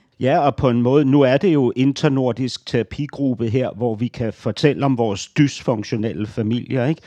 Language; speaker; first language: Danish; native; Danish